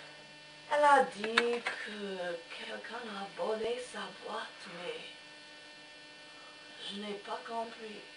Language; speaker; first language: French; non-native, learner; English